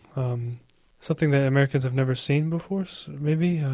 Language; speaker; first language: English; native; English